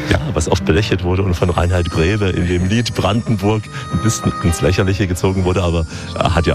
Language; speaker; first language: German; native; German